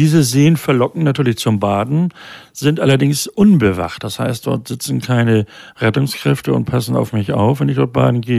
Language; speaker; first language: German; native; German